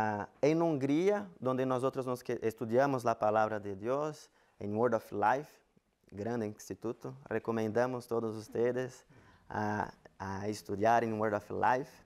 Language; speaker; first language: Spanish; non-native, fluent; Portuguese